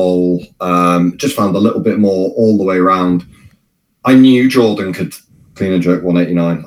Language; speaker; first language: English; native; English